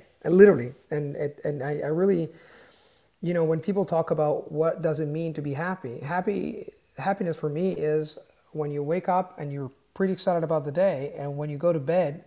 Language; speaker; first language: English; non-native, fluent; Italian